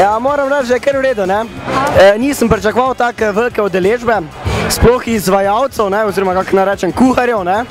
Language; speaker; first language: Slovenian; native; Slovenian